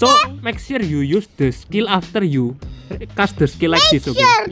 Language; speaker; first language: English; non-native, fluent; Indonesian